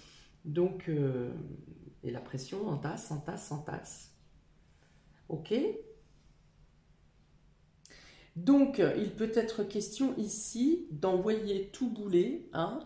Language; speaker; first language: French; native; French